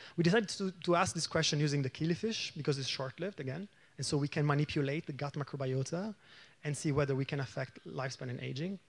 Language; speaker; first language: English; non-native, fluent; Italian